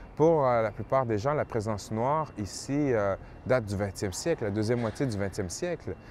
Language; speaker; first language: French; native; French